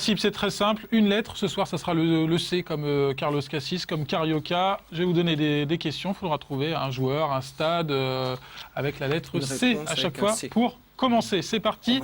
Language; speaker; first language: French; native; French